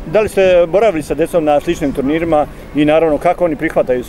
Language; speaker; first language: Serbian; native; Serbian